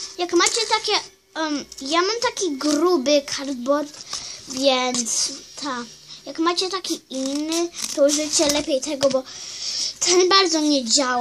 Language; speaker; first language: Polish; early bilingual, heritage; Polish